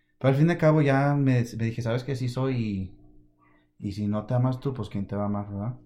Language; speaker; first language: Spanish; early bilingual, heritage; Spanish